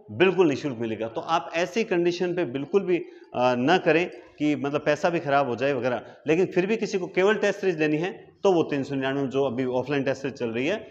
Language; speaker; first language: Hindi; native; Hindi